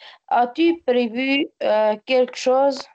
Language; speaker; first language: French; non-native, learner; Arabic